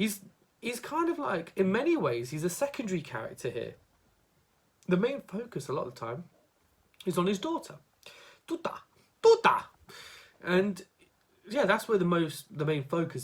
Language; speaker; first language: English; native; English